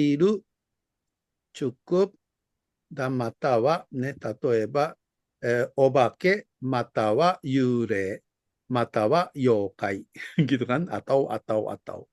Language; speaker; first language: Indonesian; non-native, fluent; Japanese